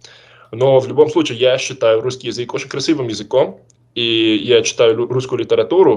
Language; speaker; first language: Russian; non-native, fluent; English